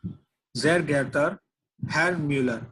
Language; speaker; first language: German; non-native, learner; Gujarati